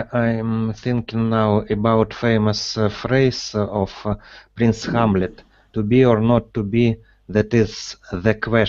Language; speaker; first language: English; non-native, learner; Russian